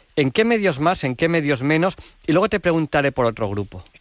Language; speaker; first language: Spanish; native; Spanish